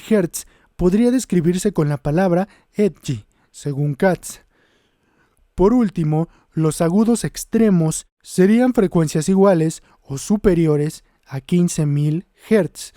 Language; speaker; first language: Spanish; native; Spanish